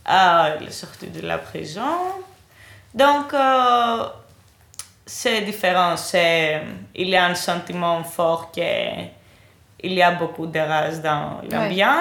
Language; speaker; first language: French; non-native, fluent; Greek